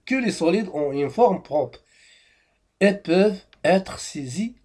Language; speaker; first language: French; non-native, local second language; Arabic